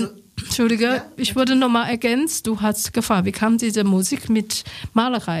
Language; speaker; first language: German; non-native, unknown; Chinese